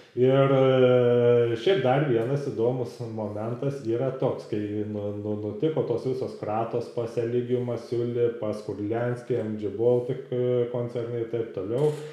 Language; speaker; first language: Lithuanian; native; Lithuanian